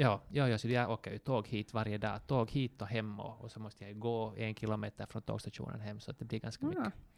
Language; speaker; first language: Swedish; non-native, local second language; Finnish